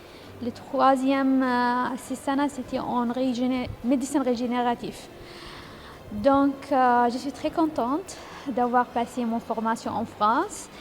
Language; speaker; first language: French; non-native, fluent; Arabic